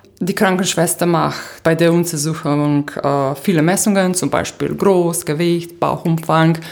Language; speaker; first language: German; non-native, fluent; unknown